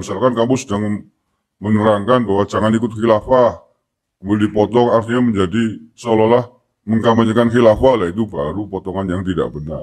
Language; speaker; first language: Indonesian; native; Indonesian